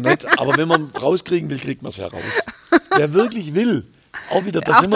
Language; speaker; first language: German; native; German